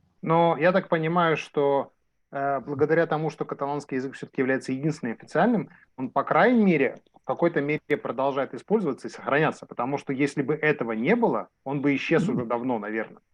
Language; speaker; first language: Russian; native; Russian